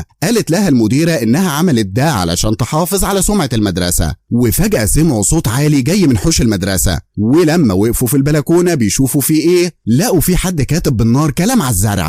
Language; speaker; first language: Arabic; native; Arabic